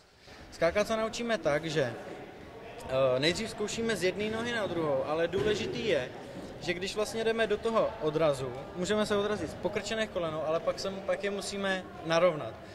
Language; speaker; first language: Czech; native; Czech